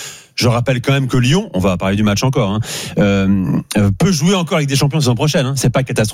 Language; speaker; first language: French; native; French